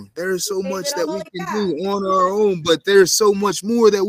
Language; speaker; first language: English; native; English